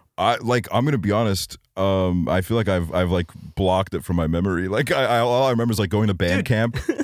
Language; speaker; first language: English; early bilingual, other home language; Estonian